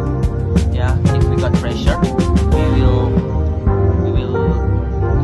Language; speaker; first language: English; non-native, fluent; Indonesian